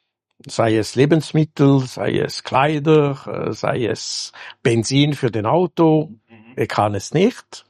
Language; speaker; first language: German; non-native, local second language; French